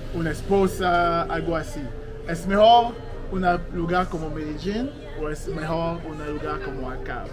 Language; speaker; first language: Spanish; non-native, learner; English